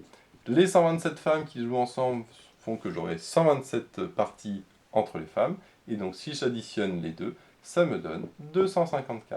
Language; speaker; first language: French; native; French